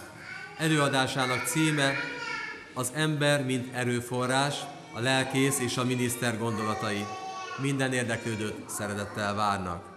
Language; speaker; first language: Hungarian; native; Hungarian